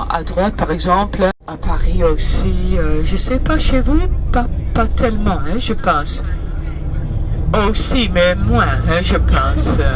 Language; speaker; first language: French; early bilingual, heritage; Dutch